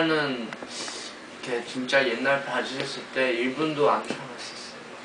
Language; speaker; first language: Korean; early bilingual, heritage; Korean